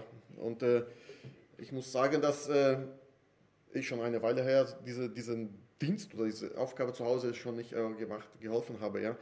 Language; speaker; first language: German; non-native, fluent; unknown